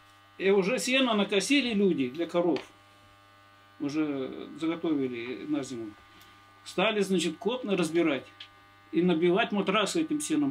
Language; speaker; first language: Russian; native; Russian